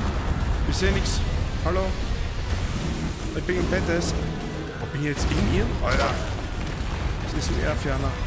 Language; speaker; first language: German; native; German